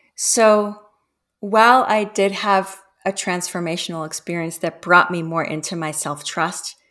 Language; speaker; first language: English; early bilingual, other home language; Spanish